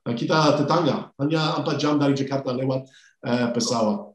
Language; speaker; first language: Indonesian; non-native, fluent; English